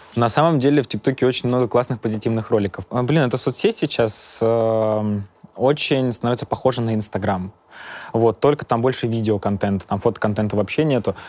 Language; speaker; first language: Russian; native; Russian